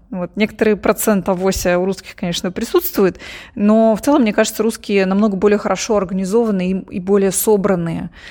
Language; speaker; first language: Russian; native; Russian